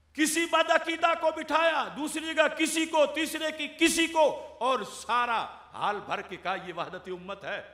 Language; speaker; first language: Urdu; native; Urdu